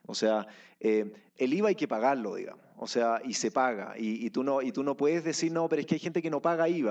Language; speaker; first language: Spanish; native; Spanish